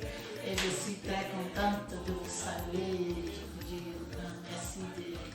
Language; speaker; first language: French; non-native, fluent; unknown